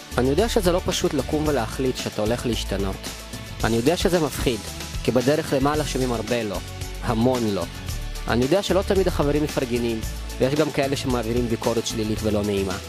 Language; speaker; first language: Hebrew; early bilingual, other home language; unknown